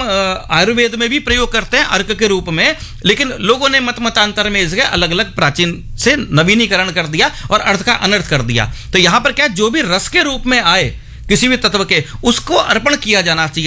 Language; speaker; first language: Hindi; native; Hindi